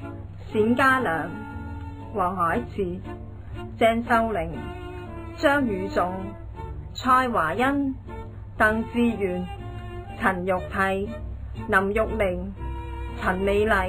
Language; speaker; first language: Chinese; non-native, local second language; Cantonese